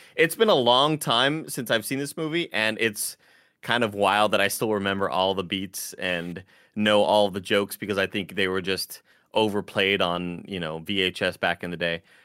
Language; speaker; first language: English; native; English